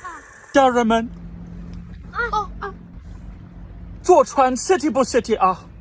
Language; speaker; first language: Chinese; non-native, fluent; English